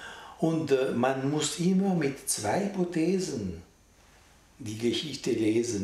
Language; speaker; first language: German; non-native, local second language; French